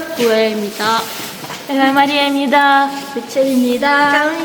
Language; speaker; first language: Korean; non-native, learner; Filipino